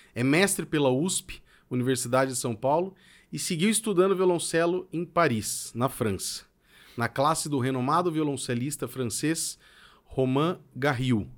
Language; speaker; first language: Portuguese; native; Portuguese